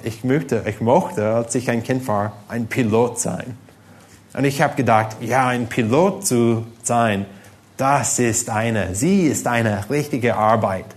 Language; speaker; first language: German; non-native, fluent; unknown